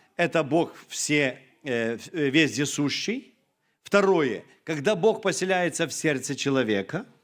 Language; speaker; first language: Russian; non-native, local second language; Ukrainian